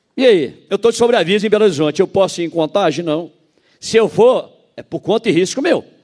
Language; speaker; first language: Portuguese; native; Portuguese